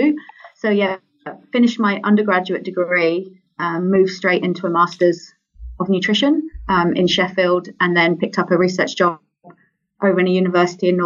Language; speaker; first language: English; native; English